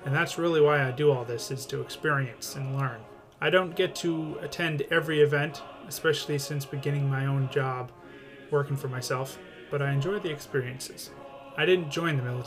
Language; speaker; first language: English; native; English